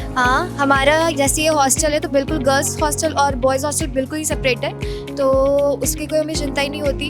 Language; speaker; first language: Hindi; native; Hindi